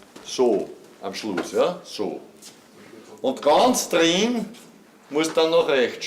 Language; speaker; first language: German; native; German